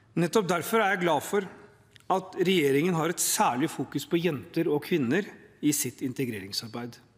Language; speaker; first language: Norwegian; early bilingual, other home language; Urdu